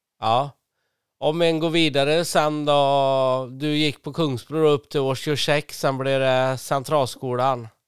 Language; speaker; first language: Swedish; native; Swedish